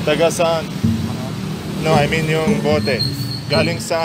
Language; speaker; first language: Filipino; non-native, learner; Arabic